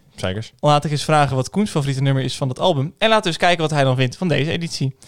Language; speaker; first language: Dutch; native; Dutch